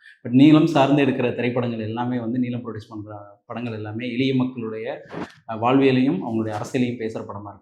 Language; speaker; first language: Tamil; native; Tamil